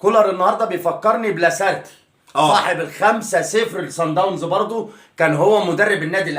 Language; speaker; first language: Arabic; native; Arabic